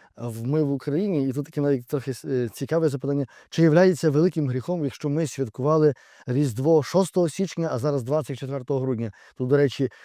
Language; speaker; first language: Ukrainian; native; Ukrainian